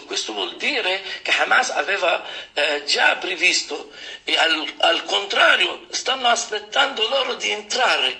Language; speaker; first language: Italian; non-native, fluent; Arabic